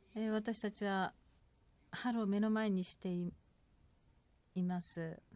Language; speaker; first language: Japanese; non-native, fluent; Korean